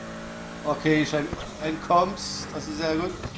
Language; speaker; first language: German; non-native, fluent; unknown